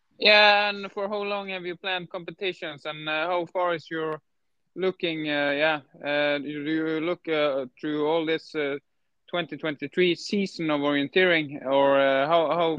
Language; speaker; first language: English; non-native, fluent; Norwegian